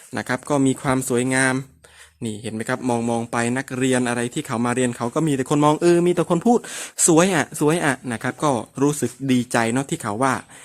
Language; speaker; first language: Thai; non-native, local second language; Northern Khmer